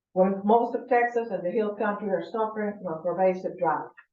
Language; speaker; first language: English; non-native, fluent; Spanish